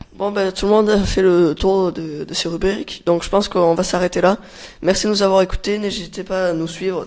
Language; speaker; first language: French; native; French